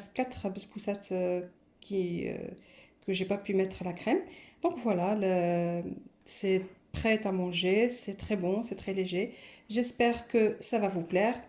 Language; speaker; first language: French; non-native, local second language; Arabic